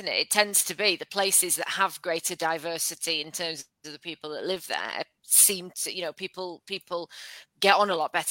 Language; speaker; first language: English; native; English